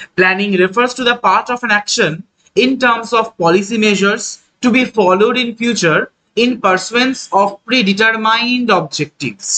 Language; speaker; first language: English; non-native, local second language; Bangla